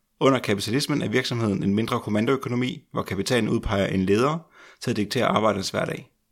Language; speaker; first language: Danish; native; Danish